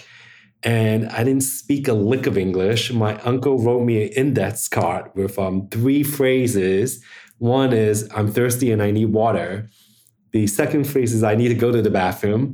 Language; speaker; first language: English; early bilingual, other home language; Chinese